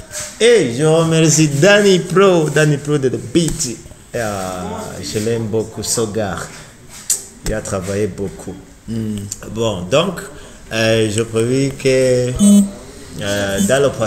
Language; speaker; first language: French; non-native, learner; Rundi